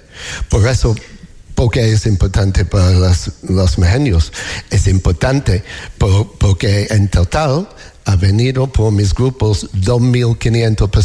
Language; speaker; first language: Spanish; non-native, learner; English